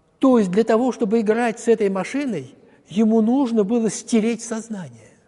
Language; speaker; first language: Russian; native; Russian